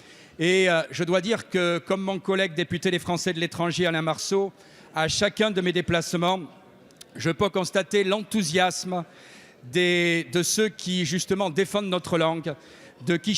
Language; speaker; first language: French; native; French